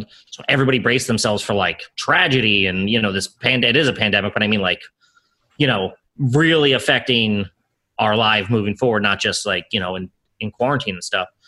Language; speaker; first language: English; native; English